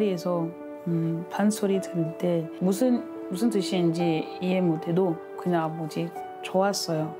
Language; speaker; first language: Korean; non-native, learner; French